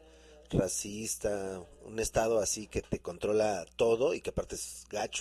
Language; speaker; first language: Spanish; native; Spanish